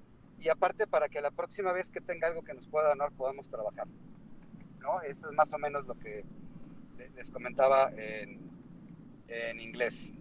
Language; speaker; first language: Spanish; native; Spanish